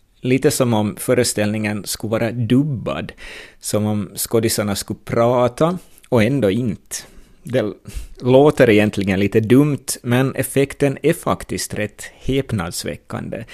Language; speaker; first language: Swedish; native; Swedish